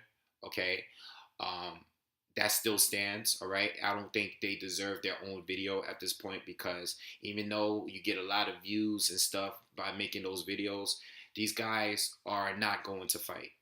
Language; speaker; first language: English; native; English